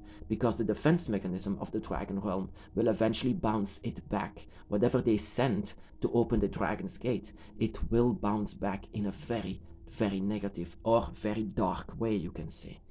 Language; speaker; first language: English; non-native, fluent; Dutch